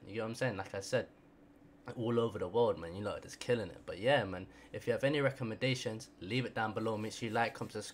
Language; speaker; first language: English; native; English